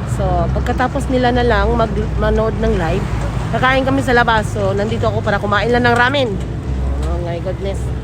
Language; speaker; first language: Filipino; native; Filipino